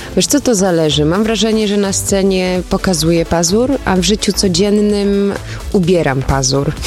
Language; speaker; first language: Polish; early bilingual, heritage; Polish